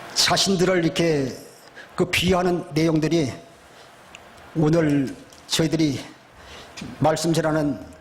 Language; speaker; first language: Korean; native; Korean